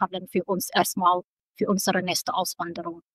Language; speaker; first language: German; non-native, local second language; Indonesian